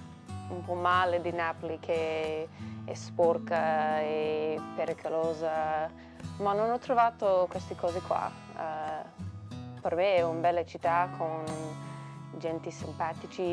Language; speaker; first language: Italian; non-native, learner; English